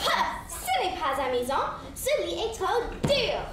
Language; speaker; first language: French; non-native, learner; English